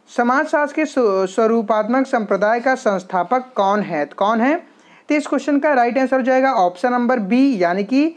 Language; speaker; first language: Hindi; native; Hindi